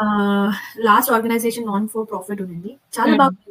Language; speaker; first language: Telugu; non-native, local second language; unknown